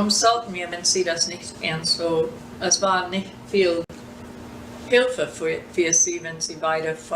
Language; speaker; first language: German; early bilingual, heritage; German